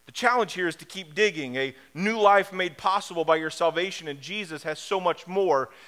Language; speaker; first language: English; native; English